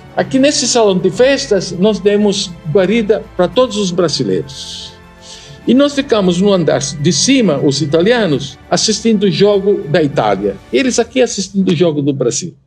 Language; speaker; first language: Portuguese; non-native, fluent; Italian